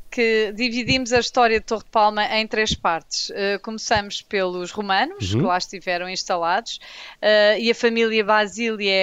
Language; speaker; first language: Portuguese; native; Portuguese